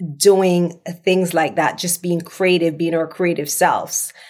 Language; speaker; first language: English; non-native, local second language; Jamaican Creole English